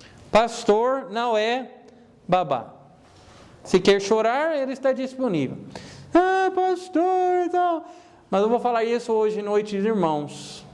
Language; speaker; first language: Portuguese; non-native, fluent; English